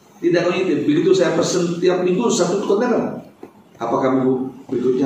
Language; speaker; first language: Indonesian; native; Indonesian